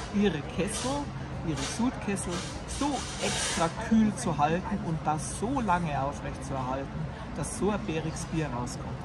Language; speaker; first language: German; native; German